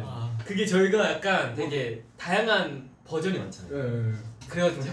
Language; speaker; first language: Korean; early bilingual, heritage; Korean